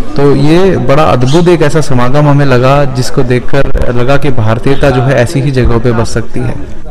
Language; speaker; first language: Hindi; native; Hindi